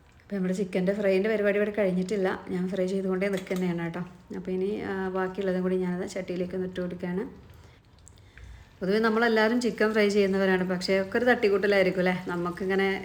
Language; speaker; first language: Malayalam; native; Malayalam